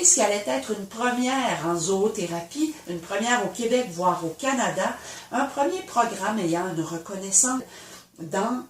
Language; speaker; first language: French; native; French